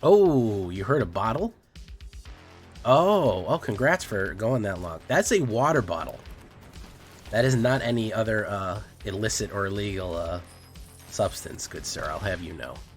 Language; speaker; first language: English; native; English